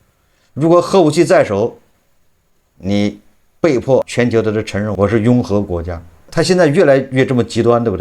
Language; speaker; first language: Chinese; native; Chinese